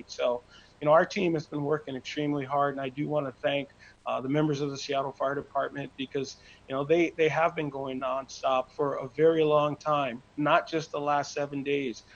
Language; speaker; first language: English; native; English